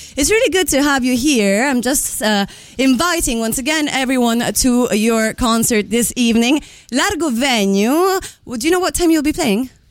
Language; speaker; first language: English; non-native, fluent; Italian